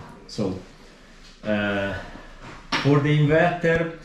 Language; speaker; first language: English; non-native, learner; Italian